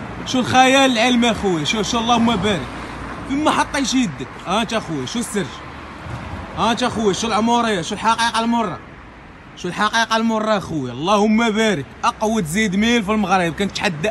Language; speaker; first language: Arabic; native; Arabic